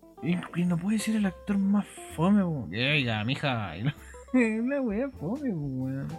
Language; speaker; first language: Spanish; native; Spanish